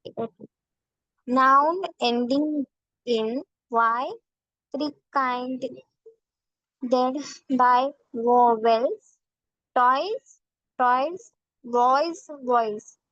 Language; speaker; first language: English; non-native, learner; Hindi